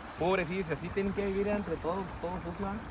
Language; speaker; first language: Spanish; native; Spanish